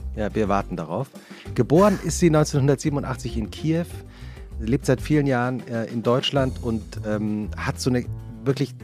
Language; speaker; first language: German; native; German